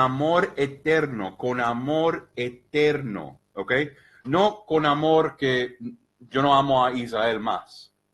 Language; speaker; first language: Spanish; early bilingual, heritage; Spanish